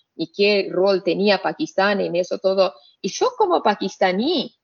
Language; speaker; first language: Spanish; non-native, fluent; Arabic